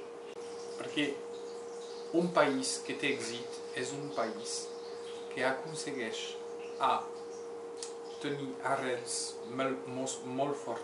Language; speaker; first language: Catalan; non-native, local second language; French